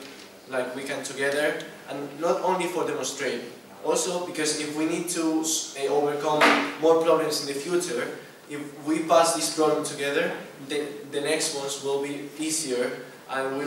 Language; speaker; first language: English; non-native, learner; Spanish